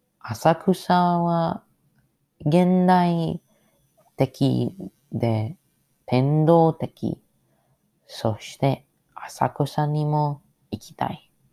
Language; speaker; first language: Japanese; non-native, learner; English